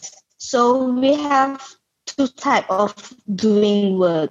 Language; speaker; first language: English; non-native, local second language; Malay